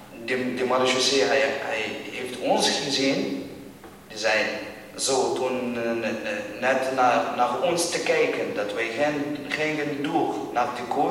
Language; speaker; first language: Dutch; non-native, learner; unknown